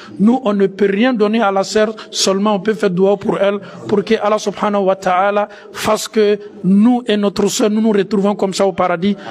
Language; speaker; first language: French; non-native, local second language; Bambara